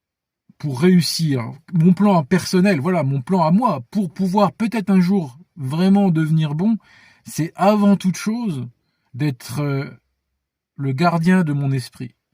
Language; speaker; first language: French; native; French